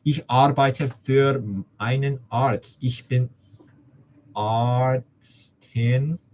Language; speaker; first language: German; non-native, learner; Cantonese